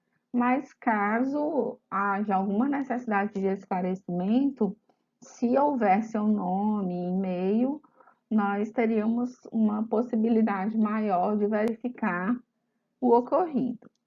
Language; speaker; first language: Portuguese; native; Portuguese